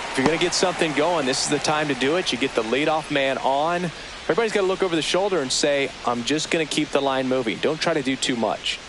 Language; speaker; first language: English; native; English